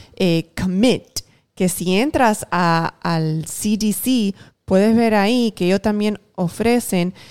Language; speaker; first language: Spanish; early bilingual, heritage; Spanish